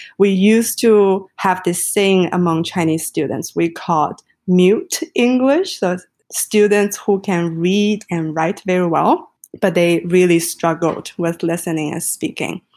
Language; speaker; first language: English; non-native, fluent; Chinese